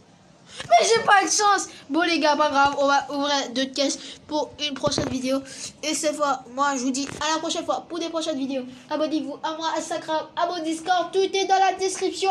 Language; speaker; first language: French; native; French